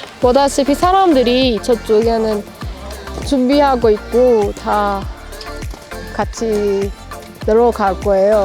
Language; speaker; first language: Korean; non-native, learner; Persian